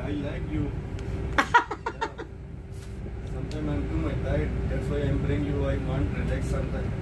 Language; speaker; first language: English; non-native, learner; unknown